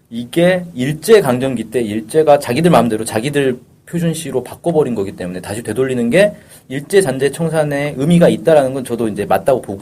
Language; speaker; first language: Korean; native; Korean